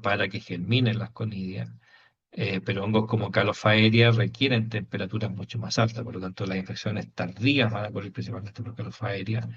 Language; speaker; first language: Spanish; native; Spanish